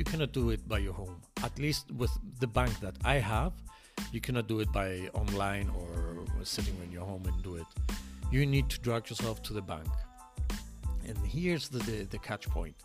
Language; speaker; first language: English; non-native, fluent; Greek